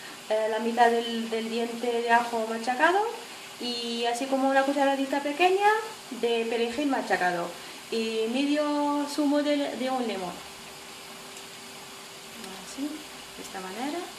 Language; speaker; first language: Spanish; non-native, fluent; Arabic